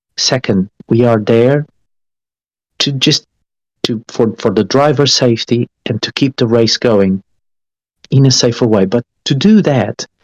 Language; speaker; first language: English; non-native, fluent; Portuguese